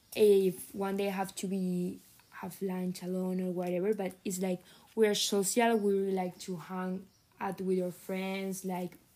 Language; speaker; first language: English; non-native, fluent; Spanish